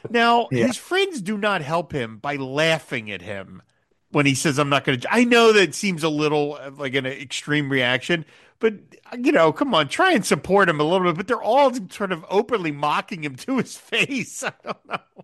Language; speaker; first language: English; native; English